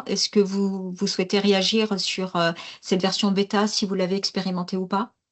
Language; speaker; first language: French; native; French